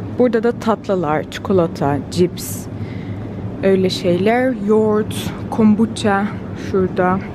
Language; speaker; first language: Turkish; early bilingual, heritage; Turkish